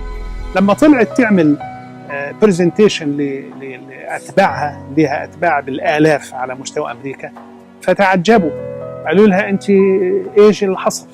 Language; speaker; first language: Arabic; native; Arabic